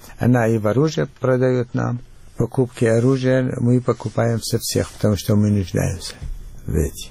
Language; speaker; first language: Russian; non-native, fluent; Arabic